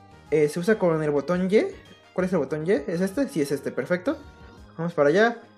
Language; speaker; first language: Spanish; native; Spanish